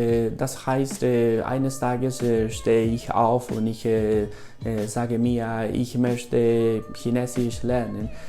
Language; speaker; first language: German; non-native, fluent; Spanish